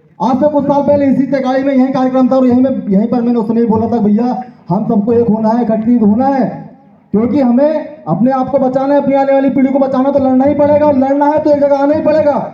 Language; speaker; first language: Hindi; native; Hindi